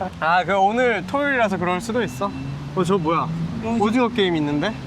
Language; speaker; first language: Korean; native; Korean